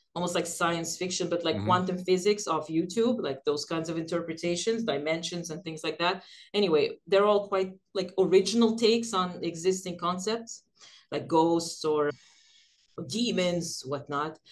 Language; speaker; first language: English; early bilingual, other home language; Ukrainian